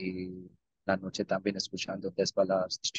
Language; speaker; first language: Spanish; non-native, learner; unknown